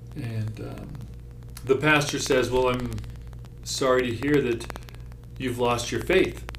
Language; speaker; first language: English; native; English